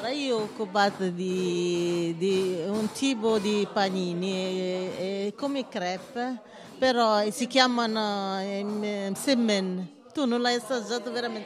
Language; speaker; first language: Italian; non-native, learner; Arabic